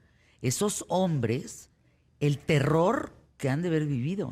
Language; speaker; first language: Spanish; native; Spanish